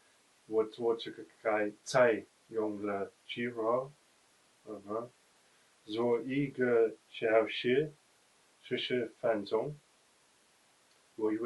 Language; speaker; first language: Chinese; non-native, learner; Dutch